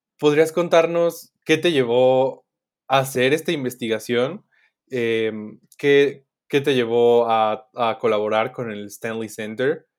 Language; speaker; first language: Spanish; native; Spanish